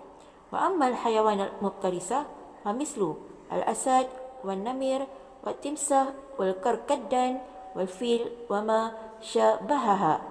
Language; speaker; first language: Arabic; non-native, fluent; Malay